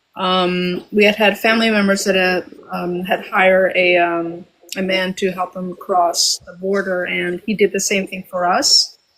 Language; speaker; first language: English; early bilingual, other home language; Albanian